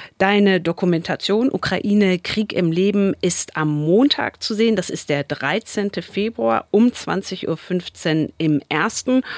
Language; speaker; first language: German; native; German